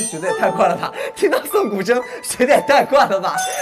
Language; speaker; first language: Chinese; native; Chinese